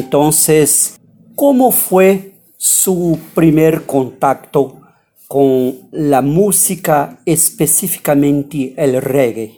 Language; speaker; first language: Spanish; non-native, fluent; Portuguese